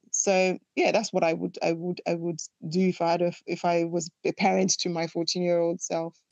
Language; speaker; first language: English; non-native, local second language; Yoruba